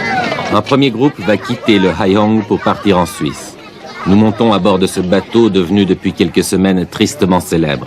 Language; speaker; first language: French; native; French